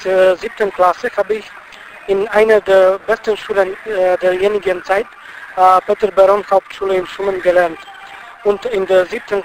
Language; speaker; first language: German; non-native, fluent; Bulgarian